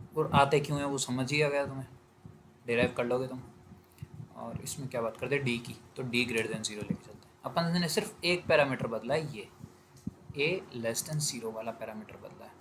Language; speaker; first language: Hindi; native; Hindi